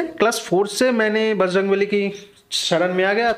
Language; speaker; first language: Hindi; non-native, local second language; Bangla